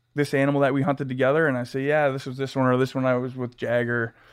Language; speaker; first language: English; native; English